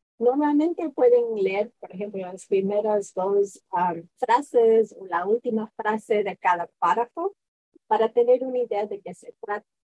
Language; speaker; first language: Spanish; early bilingual, heritage; Spanish